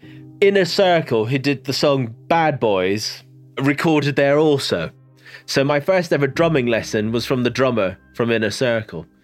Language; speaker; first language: English; native; English